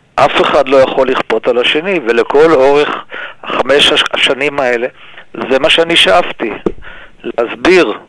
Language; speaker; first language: Hebrew; native; Hebrew